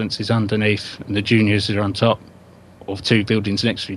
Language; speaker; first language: English; native; English